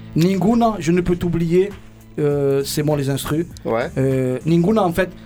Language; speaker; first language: French; native; French